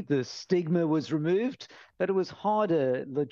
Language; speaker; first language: English; native; English